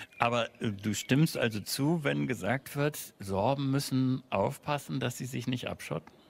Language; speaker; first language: German; native; German